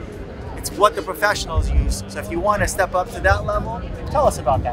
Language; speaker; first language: English; native; English